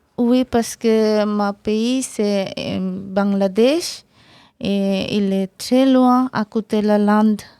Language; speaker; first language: French; non-native, learner; Bangla